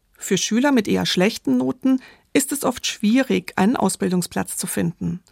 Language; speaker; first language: German; native; German